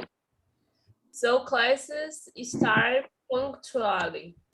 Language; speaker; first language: English; non-native, learner; Portuguese